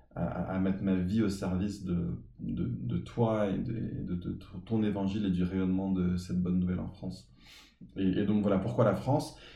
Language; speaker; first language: French; early bilingual, other home language; English